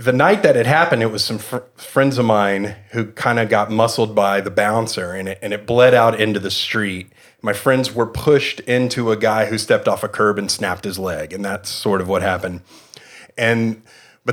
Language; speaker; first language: English; native; English